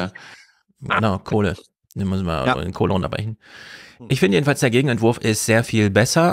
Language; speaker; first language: German; native; German